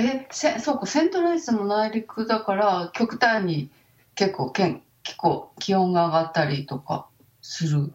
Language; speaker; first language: Japanese; native; Japanese